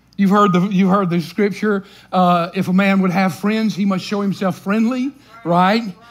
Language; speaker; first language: English; native; English